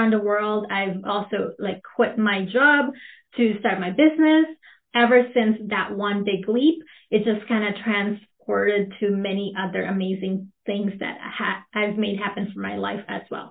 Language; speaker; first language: English; non-native, local second language; Filipino